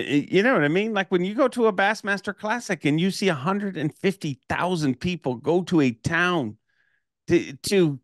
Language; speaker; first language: English; native; English